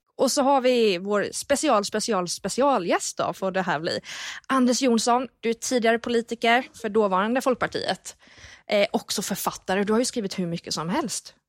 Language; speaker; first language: Swedish; native; Swedish